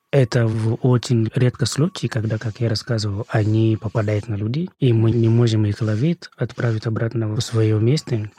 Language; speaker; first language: Russian; non-native, fluent; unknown